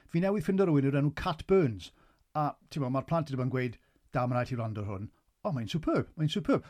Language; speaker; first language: Welsh; native; Welsh